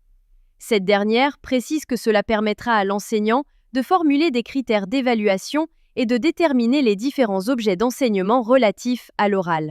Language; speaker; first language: French; non-native, local second language; Arabic